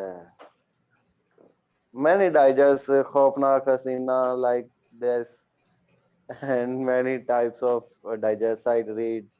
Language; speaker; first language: English; non-native, learner; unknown